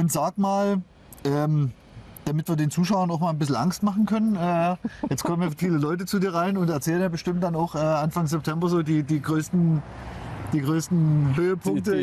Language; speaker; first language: German; native; German